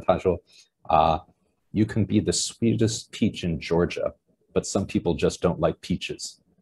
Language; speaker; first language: English; native; English